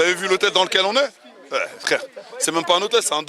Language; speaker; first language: French; native; French